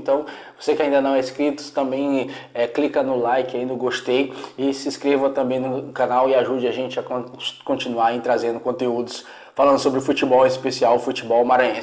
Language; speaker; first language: Portuguese; native; Portuguese